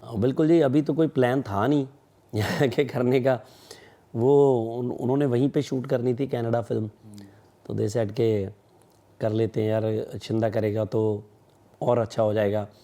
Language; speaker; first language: Hindi; non-native, local second language; Punjabi